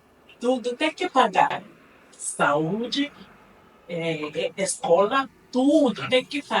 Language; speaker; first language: Portuguese; non-native, learner; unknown